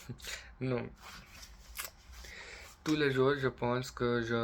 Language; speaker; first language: French; non-native, learner; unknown